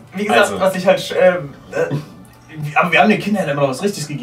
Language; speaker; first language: German; native; German